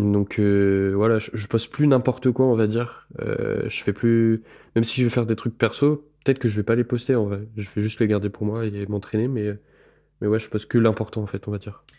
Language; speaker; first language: French; native; French